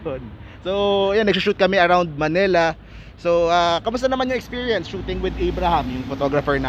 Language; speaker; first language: Filipino; native; Filipino